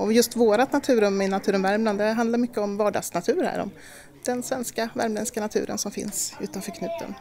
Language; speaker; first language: Swedish; native; Swedish